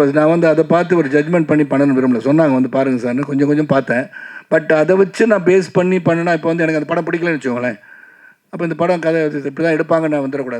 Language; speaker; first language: Tamil; native; Tamil